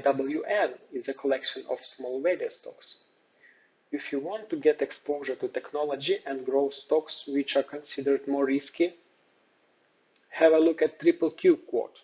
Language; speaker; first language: English; non-native, fluent; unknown